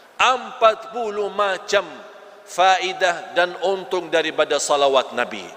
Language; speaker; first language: Malay; non-native, fluent; Arabic